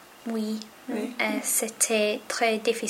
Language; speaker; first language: French; non-native, learner; English